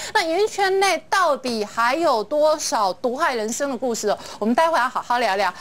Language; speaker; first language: Chinese; native; Chinese